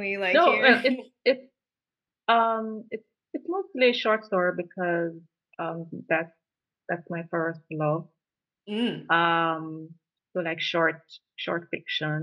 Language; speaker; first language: English; non-native, local second language; Jamaican Creole English